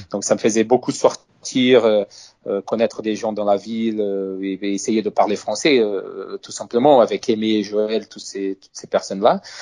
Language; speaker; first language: French; non-native, fluent; Portuguese